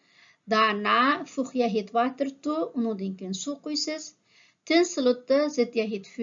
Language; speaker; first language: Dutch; non-native, fluent; Uyghur